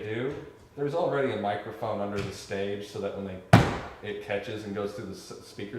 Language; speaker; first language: English; native; English